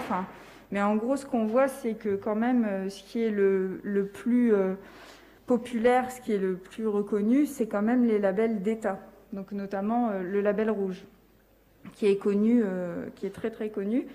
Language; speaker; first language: French; native; French